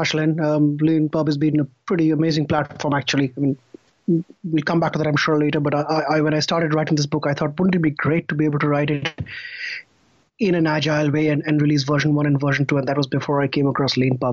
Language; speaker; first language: English; non-native, local second language; Bangla